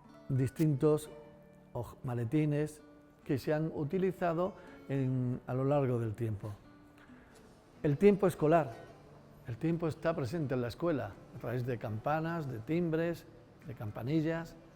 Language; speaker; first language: Spanish; native; Spanish